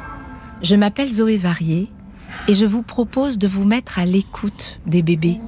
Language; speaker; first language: French; native; French